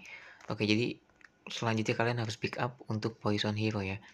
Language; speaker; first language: Indonesian; native; Indonesian